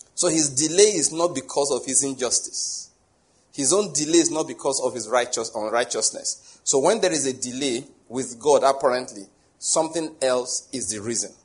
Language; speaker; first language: English; non-native, local second language; Yoruba